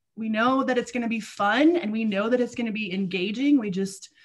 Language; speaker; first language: English; native; English